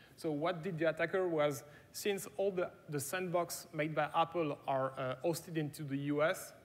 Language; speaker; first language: English; non-native, fluent; German